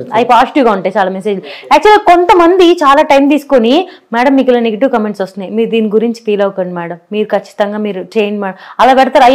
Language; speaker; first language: Telugu; native; Telugu